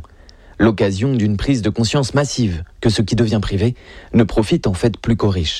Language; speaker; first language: French; native; French